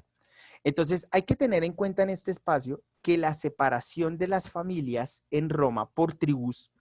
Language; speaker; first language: Spanish; native; Spanish